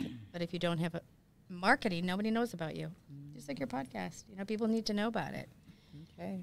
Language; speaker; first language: English; native; English